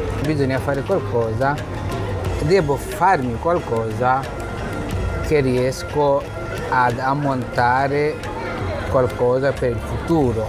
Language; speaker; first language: Italian; non-native, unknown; Bangla